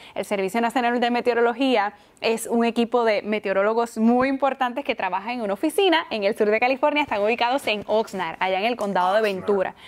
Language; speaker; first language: Spanish; native; Spanish